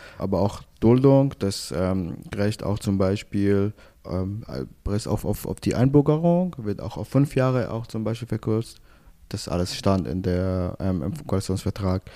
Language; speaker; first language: German; non-native, fluent; Arabic